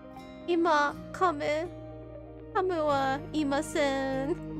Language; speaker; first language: Japanese; non-native, learner; English